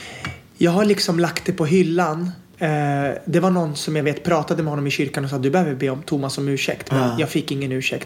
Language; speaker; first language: Swedish; native; Swedish